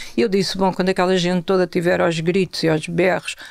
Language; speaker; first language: Portuguese; native; Portuguese